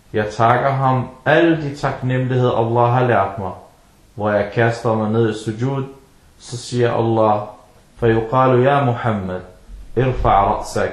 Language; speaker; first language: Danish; early bilingual, other home language; Arabic